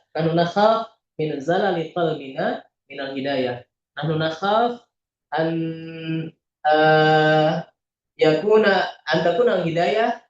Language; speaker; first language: Arabic; non-native, fluent; Indonesian